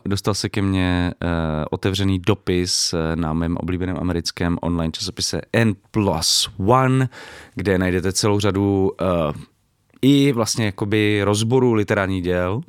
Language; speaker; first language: Czech; native; Czech